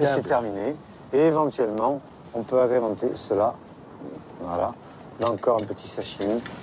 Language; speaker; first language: French; native; French